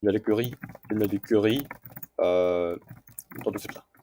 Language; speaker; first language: French; non-native, learner; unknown